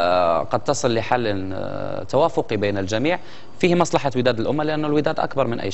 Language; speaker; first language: Arabic; native; Arabic